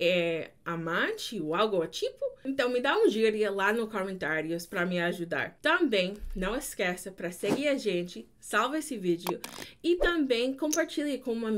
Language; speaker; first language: Portuguese; non-native, fluent; English